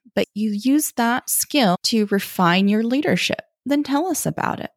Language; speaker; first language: English; early bilingual, other home language; German